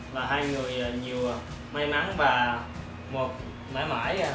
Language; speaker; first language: Vietnamese; early bilingual, other home language; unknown